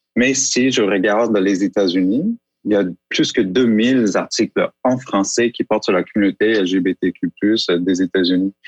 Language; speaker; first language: French; native; French